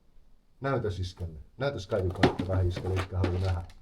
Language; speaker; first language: Finnish; native; Finnish